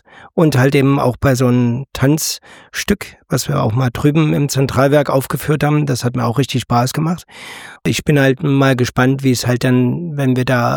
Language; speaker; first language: German; native; German